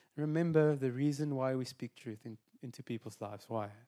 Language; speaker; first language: English; non-native, local second language; Afrikaans